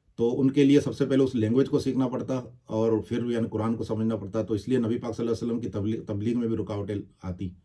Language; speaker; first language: Urdu; non-native, local second language; Baluchi